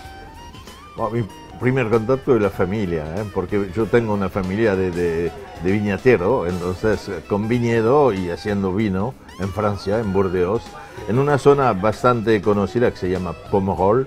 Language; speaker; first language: Spanish; non-native, fluent; French